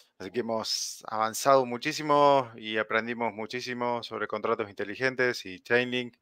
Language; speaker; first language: Spanish; native; Spanish